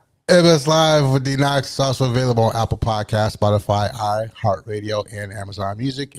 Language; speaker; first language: English; native; English